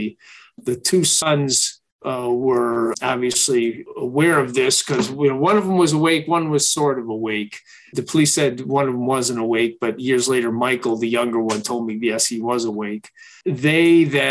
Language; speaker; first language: English; native; English